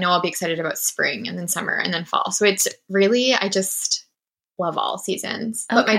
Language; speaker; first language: English; native; English